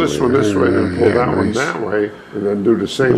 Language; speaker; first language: English; native; English